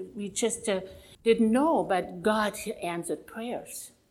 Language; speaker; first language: English; non-native, fluent; German